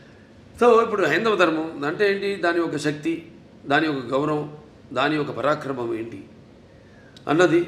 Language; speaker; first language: Telugu; native; Telugu